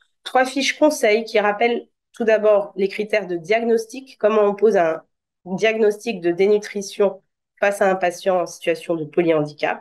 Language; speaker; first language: French; native; French